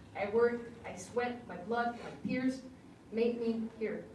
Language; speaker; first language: English; non-native, fluent; French